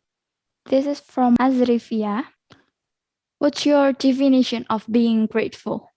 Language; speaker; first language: English; non-native, learner; Indonesian